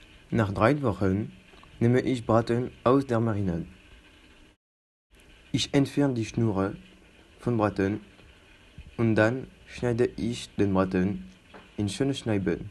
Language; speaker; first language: German; non-native, learner; French